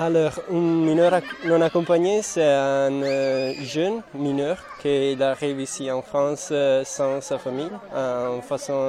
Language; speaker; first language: French; non-native, fluent; Italian